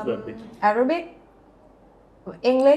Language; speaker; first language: English; non-native, learner; Indonesian